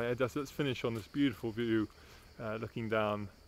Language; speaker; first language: English; native; English